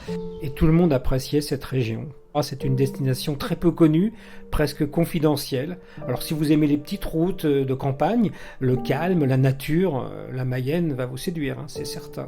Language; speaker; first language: French; native; French